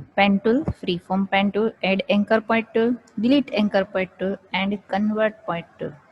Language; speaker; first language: English; non-native, local second language; Gujarati